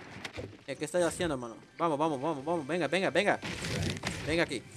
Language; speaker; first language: Spanish; non-native, learner; Portuguese